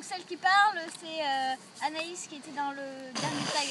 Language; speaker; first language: French; native; French